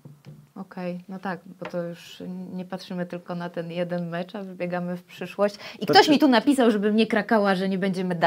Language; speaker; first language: Polish; native; Polish